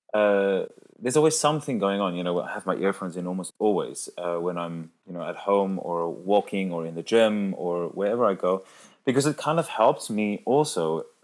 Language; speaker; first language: English; non-native, local second language; Afrikaans